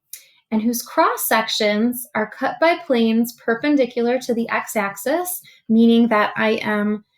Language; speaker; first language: English; native; English